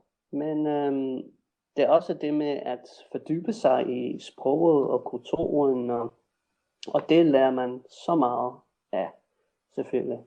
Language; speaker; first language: Danish; non-native, fluent; English